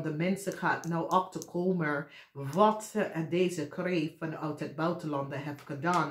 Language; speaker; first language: Dutch; non-native, learner; English